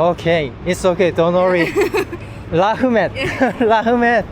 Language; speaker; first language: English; non-native, learner; Korean